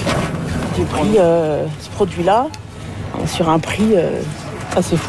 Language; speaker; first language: French; native; French